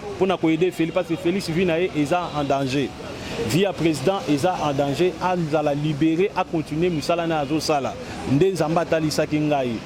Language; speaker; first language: Lingala; native; Lingala